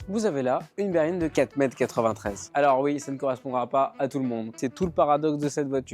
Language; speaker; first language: French; native; French